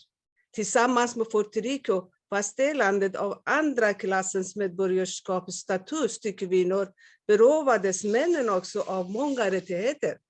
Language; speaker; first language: Swedish; non-native, fluent; Persian